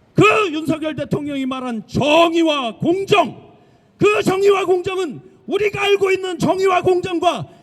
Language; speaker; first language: Korean; native; Korean